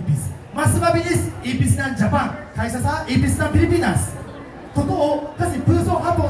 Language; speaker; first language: Filipino; non-native, fluent; Japanese